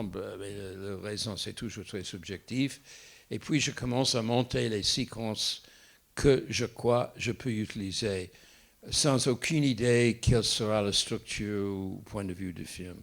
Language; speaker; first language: French; non-native, fluent; English